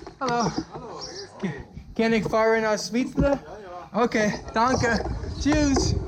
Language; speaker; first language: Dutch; non-native, learner; English